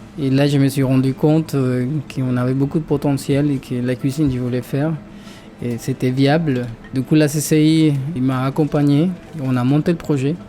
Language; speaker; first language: French; non-native, fluent; Spanish